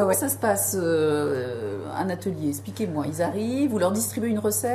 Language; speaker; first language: French; native; French